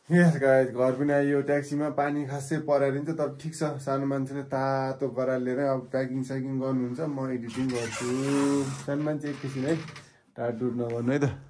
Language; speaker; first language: Nepali; native; Nepali